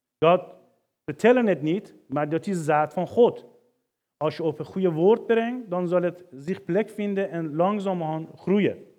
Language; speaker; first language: Dutch; non-native, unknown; Persian